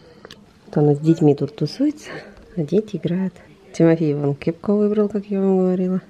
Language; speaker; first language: Russian; native; Russian